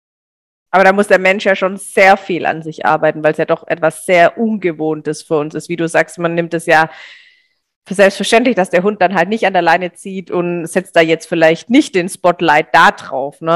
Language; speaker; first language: German; native; German